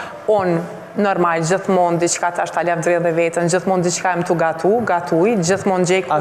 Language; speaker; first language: Albanian; native; Albanian